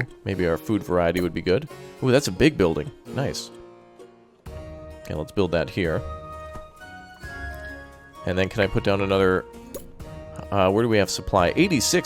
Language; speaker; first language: English; native; English